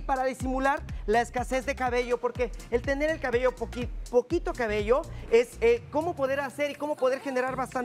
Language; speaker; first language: Spanish; native; Spanish